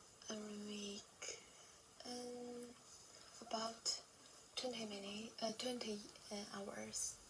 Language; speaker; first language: English; non-native, learner; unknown